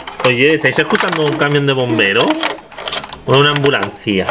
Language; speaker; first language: Spanish; native; Spanish